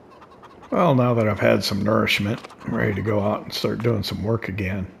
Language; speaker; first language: English; native; English